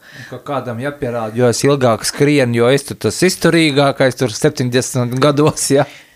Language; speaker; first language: Latvian; native; Latvian